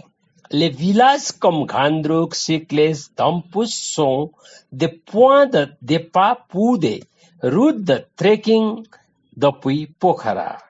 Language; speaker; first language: French; non-native, learner; Nepali